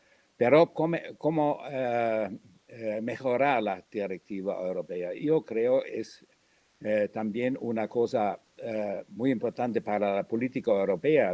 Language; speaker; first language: Spanish; non-native, fluent; German